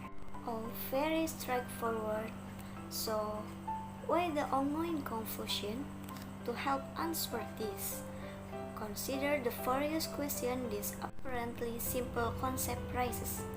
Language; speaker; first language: English; non-native, learner; Indonesian